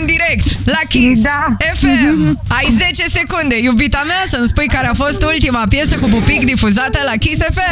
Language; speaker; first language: Romanian; native; Romanian